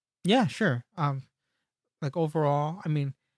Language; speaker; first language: English; native; English